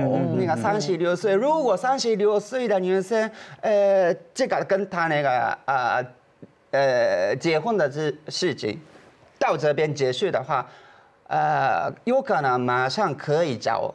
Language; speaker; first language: Chinese; non-native, fluent; Japanese